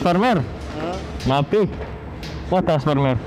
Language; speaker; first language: English; non-native, learner; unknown